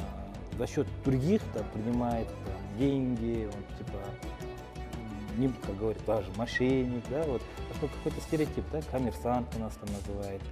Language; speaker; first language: Russian; non-native, local second language; Kyrgyz